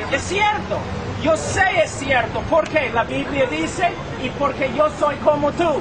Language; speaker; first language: Spanish; non-native, fluent; English